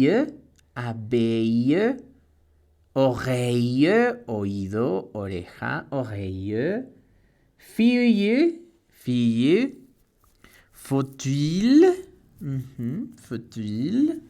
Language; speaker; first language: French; non-native, fluent; Spanish